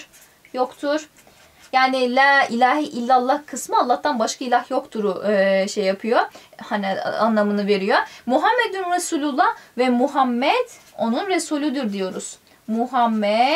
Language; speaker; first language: Turkish; native; Turkish